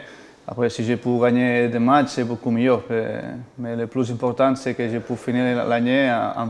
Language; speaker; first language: French; non-native, fluent; Spanish